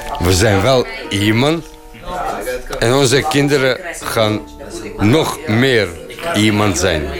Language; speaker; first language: Dutch; non-native, fluent; Bosnian